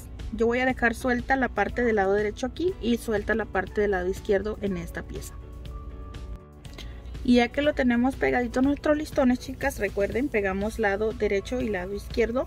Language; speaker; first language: Spanish; native; Spanish